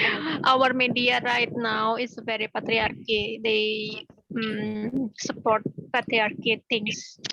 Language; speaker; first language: English; non-native, learner; Indonesian